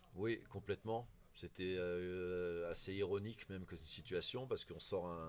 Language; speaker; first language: French; native; French